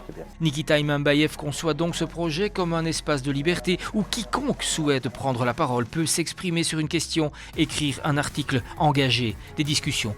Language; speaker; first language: French; native; French